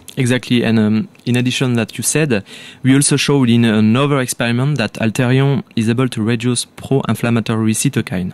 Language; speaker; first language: English; non-native, fluent; French